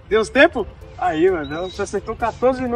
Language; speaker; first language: Portuguese; native; Portuguese